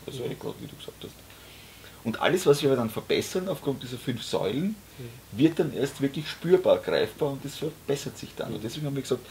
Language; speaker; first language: German; native; German